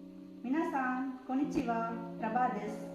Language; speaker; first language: Japanese; non-native, learner; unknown